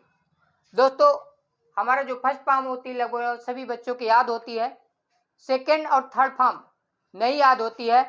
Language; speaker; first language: Hindi; native; Hindi